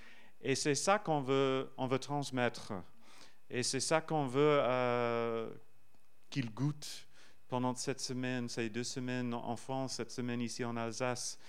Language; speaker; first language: French; non-native, fluent; English